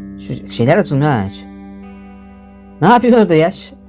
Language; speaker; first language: Turkish; native; Turkish